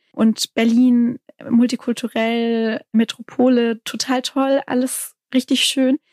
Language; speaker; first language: German; native; German